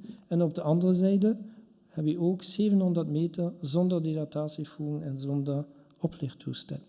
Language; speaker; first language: Dutch; non-native, local second language; French